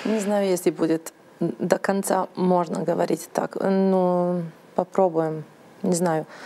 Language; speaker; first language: Russian; non-native, learner; Serbian